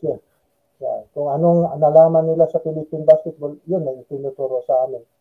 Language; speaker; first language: Filipino; non-native, local second language; Cebuano